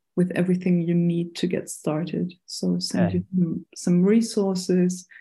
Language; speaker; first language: English; non-native, fluent; German